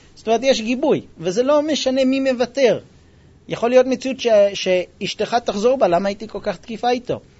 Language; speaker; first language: Hebrew; non-native, fluent; English